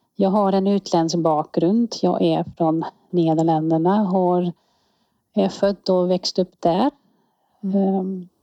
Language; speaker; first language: Swedish; non-native, fluent; Dutch